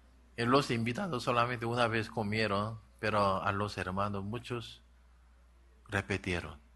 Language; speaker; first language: Spanish; non-native, learner; Korean